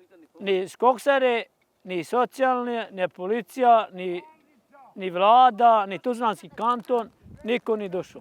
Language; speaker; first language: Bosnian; non-native, local second language; Romany